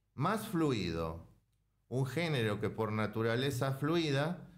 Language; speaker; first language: Spanish; native; Spanish